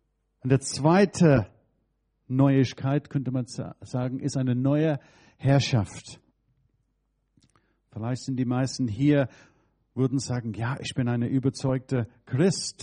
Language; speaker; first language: German; non-native, fluent; English